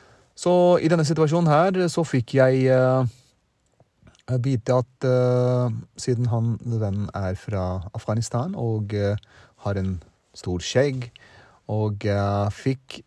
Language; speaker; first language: Norwegian; early bilingual, other home language; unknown